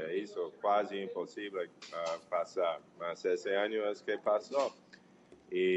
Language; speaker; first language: Portuguese; non-native, learner; English